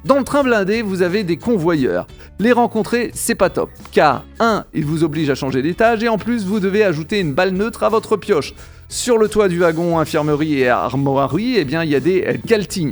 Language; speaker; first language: French; native; French